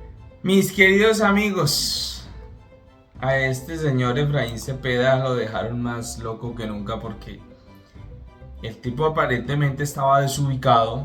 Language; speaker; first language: Spanish; native; Spanish